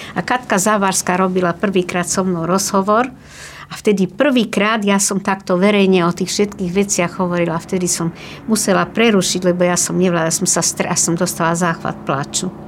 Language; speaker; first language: Slovak; native; Slovak